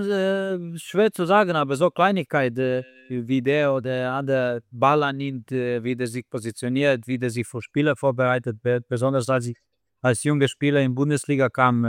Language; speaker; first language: German; non-native, fluent; Slovenian